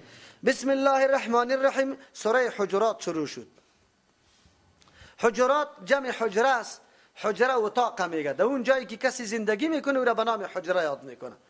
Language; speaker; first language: Persian; native; Persian